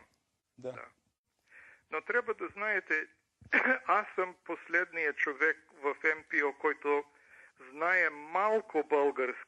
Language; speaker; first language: Bulgarian; early bilingual, heritage; English